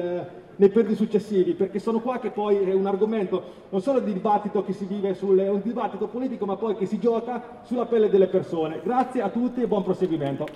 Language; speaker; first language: Italian; native; Italian